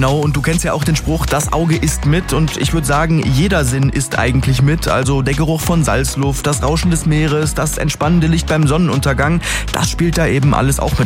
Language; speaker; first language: German; native; German